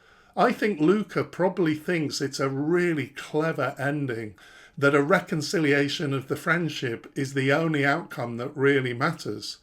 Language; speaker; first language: English; native; English